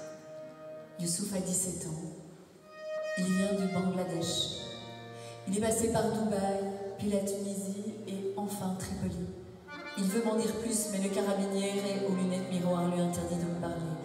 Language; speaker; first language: French; native; French